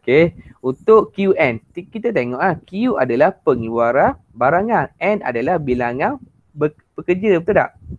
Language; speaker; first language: Malay; native; Malay